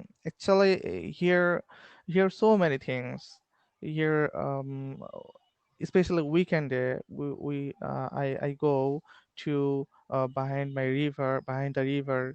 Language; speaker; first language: English; non-native, learner; Bangla